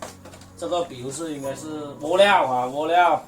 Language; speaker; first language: Chinese; native; Chinese